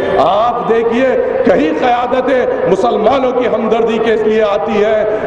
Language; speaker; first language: Urdu; native; Urdu